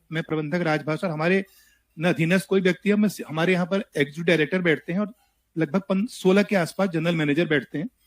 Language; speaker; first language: Hindi; native; Hindi